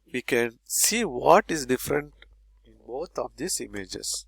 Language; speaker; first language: English; non-native, local second language; Tamil